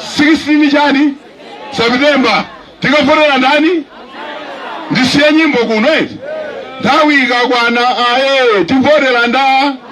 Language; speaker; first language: Nyanja; native; Nyanja